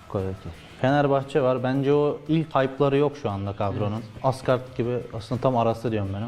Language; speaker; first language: Turkish; native; Turkish